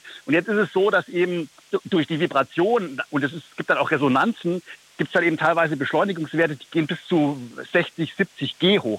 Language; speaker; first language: German; native; German